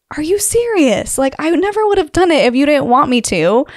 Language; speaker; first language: English; native; English